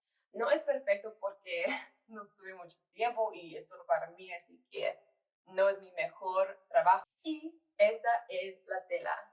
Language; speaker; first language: Spanish; non-native, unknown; English